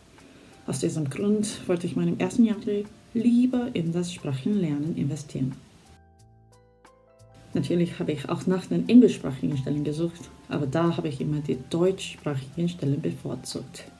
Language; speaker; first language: German; non-native, fluent; Korean